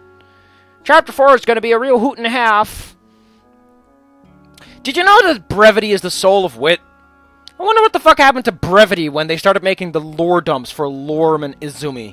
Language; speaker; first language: English; non-native, fluent; Dutch